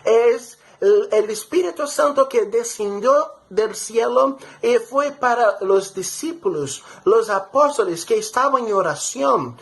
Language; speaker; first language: Spanish; non-native, fluent; Portuguese